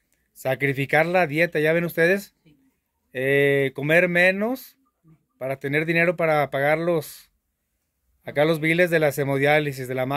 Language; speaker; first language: Spanish; native; Spanish